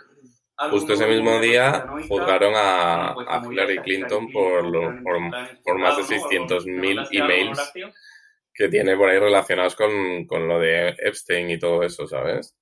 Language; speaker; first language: Spanish; native; Spanish